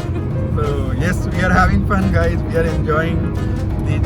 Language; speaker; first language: English; non-native, local second language; Hindi